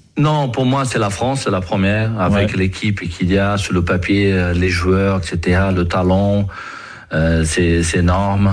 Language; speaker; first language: French; non-native, fluent; Portuguese